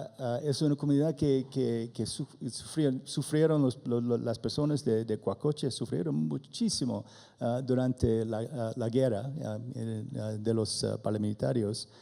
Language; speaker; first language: Spanish; non-native, learner; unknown